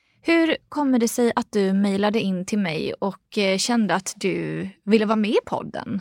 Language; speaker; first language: Swedish; native; Swedish